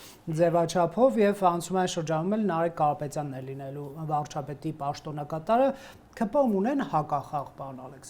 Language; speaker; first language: Armenian; native; Armenian